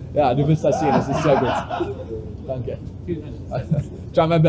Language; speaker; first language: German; non-native, learner; English